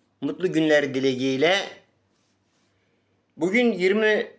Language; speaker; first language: Turkish; native; Turkish